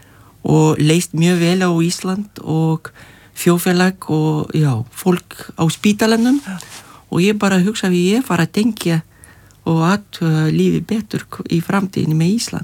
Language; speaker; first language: Icelandic; non-native, fluent; Lithuanian